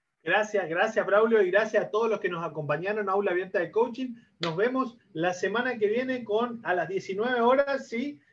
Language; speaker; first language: Spanish; native; Spanish